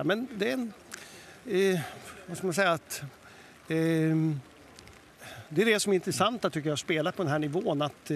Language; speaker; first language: Swedish; native; Swedish